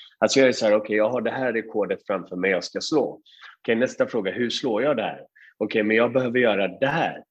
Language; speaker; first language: Swedish; early bilingual, other home language; Persian